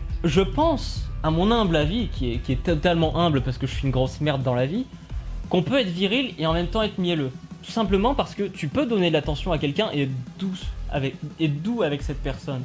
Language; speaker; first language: French; native; French